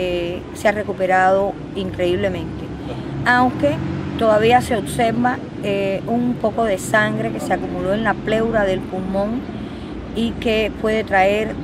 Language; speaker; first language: Spanish; native; Spanish